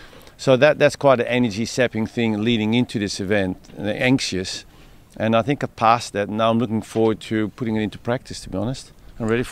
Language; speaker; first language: English; native; English